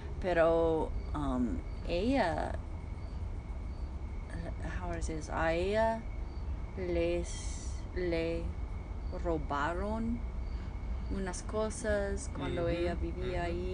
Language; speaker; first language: Spanish; non-native, fluent; English